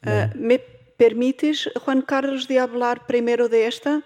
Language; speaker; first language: Spanish; non-native, fluent; Portuguese